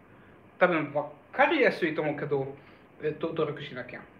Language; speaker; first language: Japanese; non-native, fluent; Hungarian